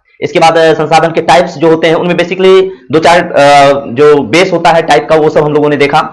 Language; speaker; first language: Hindi; native; Hindi